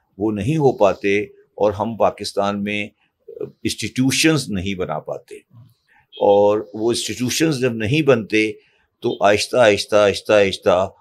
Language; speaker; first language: Urdu; native; Urdu